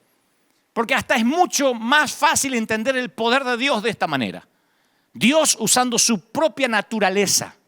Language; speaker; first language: Spanish; native; Spanish